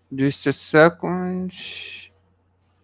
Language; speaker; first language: English; non-native, learner; Portuguese